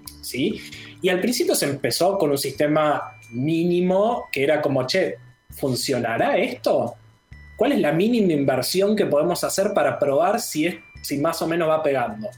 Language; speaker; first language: Spanish; native; Spanish